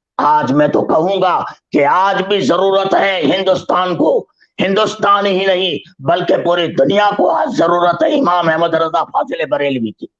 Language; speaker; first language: Urdu; native; Urdu